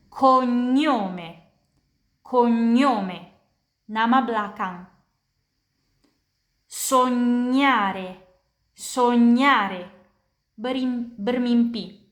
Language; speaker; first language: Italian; non-native, fluent; Indonesian